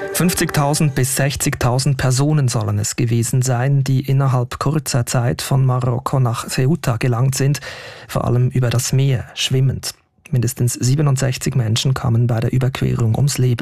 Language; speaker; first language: German; native; German